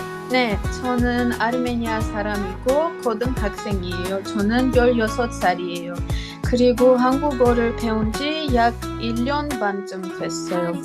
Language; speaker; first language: Korean; non-native, learner; Armenian